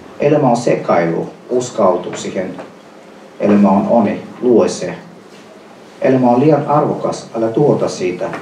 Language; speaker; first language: Finnish; non-native, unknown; Albanian